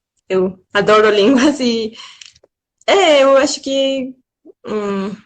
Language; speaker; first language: Portuguese; non-native, fluent; Spanish